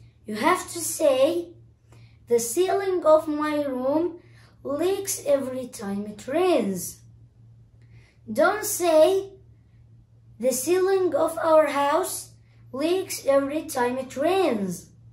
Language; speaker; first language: English; non-native, fluent; Arabic